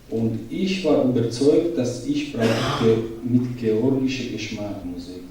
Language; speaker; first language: German; non-native, learner; Georgian